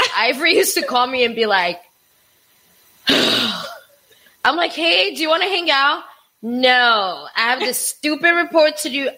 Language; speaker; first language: English; non-native, fluent; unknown